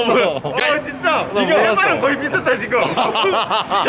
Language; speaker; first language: Korean; early bilingual, heritage; Korean